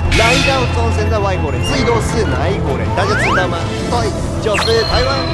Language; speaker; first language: Chinese; non-native, fluent; Japanese